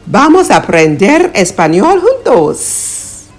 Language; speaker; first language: Spanish; non-native, learner; English